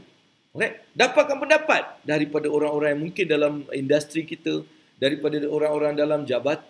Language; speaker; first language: Malay; native; Malay